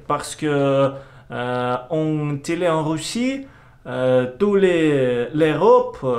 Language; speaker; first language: French; non-native, learner; Russian